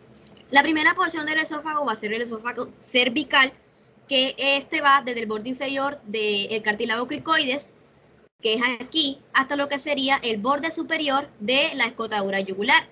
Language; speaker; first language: Spanish; native; Spanish